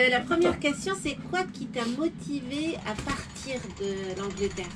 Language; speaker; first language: French; native; French